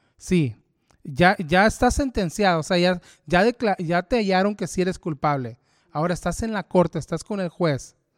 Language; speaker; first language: Spanish; early bilingual, heritage; Spanish